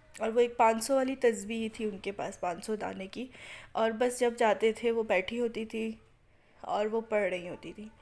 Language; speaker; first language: Urdu; native; Urdu